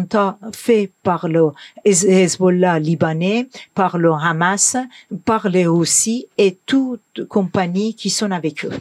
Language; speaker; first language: French; non-native, fluent; Persian